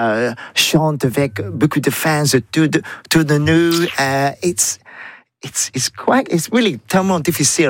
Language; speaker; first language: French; non-native, learner; English